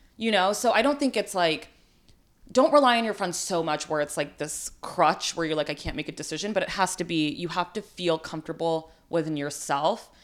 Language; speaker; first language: English; early bilingual, other home language; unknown